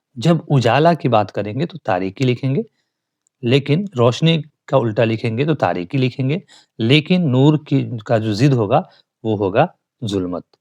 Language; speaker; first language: Urdu; native; Urdu